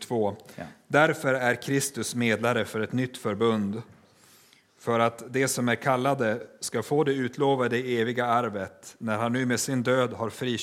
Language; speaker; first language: Swedish; native; Swedish